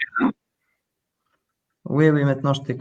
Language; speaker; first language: French; non-native, local second language; Arabic